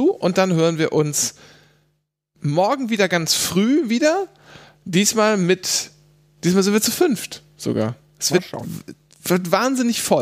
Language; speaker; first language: German; native; German